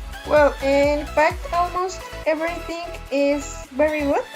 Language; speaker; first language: English; non-native, learner; Spanish